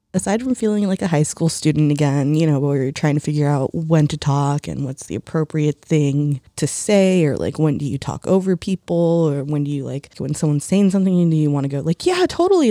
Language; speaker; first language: English; early bilingual, other home language; Spanish